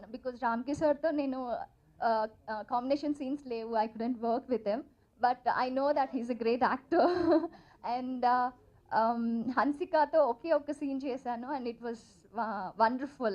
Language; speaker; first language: Telugu; non-native, fluent; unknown